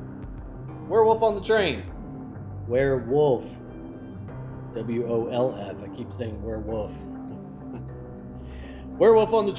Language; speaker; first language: English; native; English